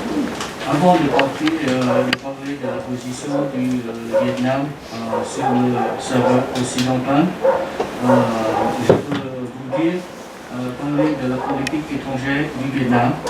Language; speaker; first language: French; non-native, learner; Vietnamese